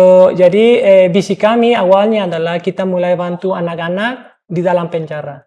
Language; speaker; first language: Indonesian; non-native, fluent; English